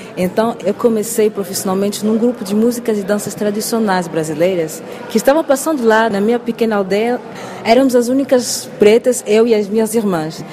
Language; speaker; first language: Portuguese; native; Portuguese